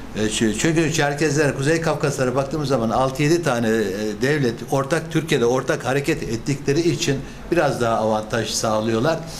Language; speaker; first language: Turkish; native; Turkish